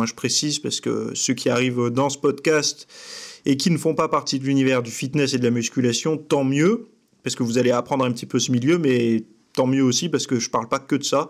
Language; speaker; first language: French; native; French